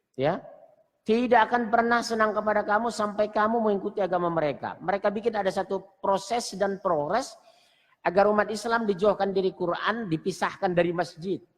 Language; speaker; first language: Indonesian; native; Indonesian